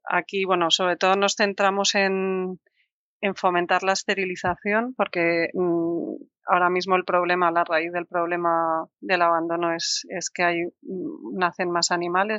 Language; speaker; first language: Spanish; native; Spanish